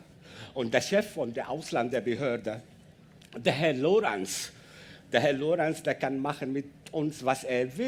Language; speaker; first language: German; non-native, learner; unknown